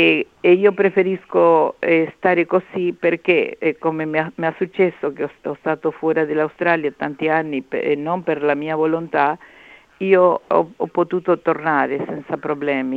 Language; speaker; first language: Italian; early bilingual, heritage; Spanish